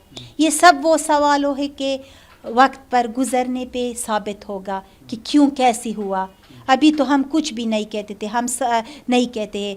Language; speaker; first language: Hindi; non-native, learner; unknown